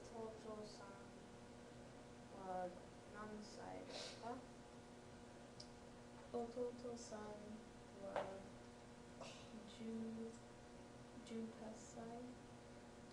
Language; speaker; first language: Japanese; non-native, learner; English